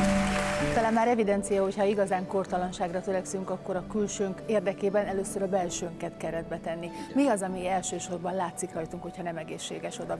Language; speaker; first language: Hungarian; native; Hungarian